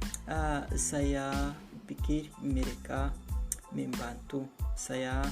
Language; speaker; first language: Indonesian; non-native, fluent; Kinyarwanda